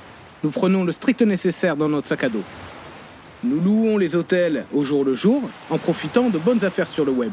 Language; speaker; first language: French; native; French